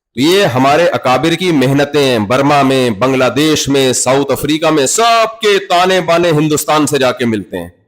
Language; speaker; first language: Urdu; native; Urdu